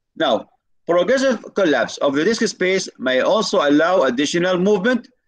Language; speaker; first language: English; non-native, fluent; Arabic